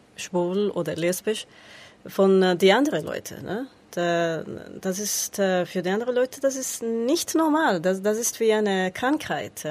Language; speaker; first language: German; non-native, learner; Spanish